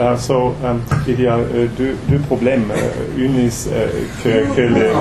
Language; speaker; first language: French; non-native, learner; English